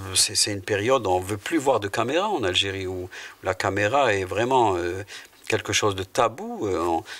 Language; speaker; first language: French; non-native, local second language; Arabic